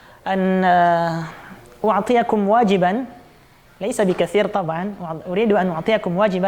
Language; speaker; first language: Arabic; non-native, fluent; Indonesian